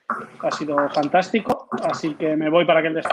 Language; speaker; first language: Spanish; native; Spanish